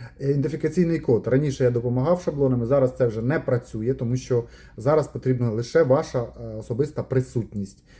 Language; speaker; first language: Ukrainian; non-native, local second language; Russian